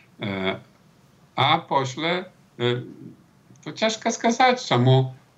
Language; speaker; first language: Belarusian; early bilingual, heritage; Belarusian